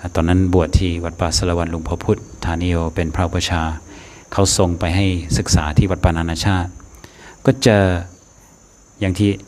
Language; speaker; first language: Thai; non-native, fluent; English